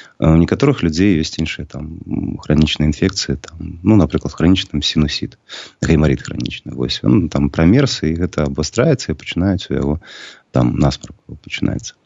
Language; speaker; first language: Belarusian; native; Belarusian